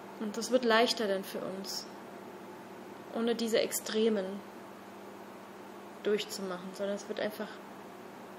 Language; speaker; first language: German; native; German